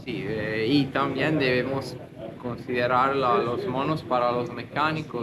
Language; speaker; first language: Spanish; non-native, learner; Italian